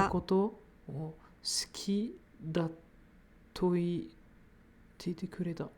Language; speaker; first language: Japanese; non-native, learner; English